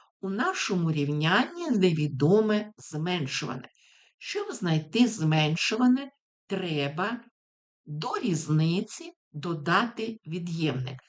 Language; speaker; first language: Ukrainian; native; Ukrainian